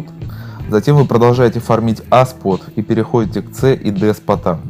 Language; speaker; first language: Russian; native; Russian